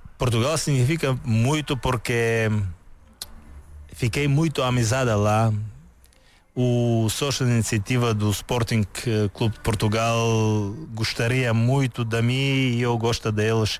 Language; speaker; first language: Portuguese; non-native, learner; Bulgarian